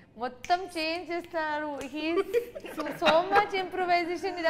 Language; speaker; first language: Telugu; non-native, learner; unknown